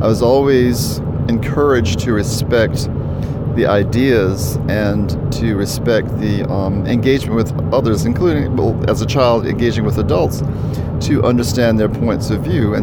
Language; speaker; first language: English; native; English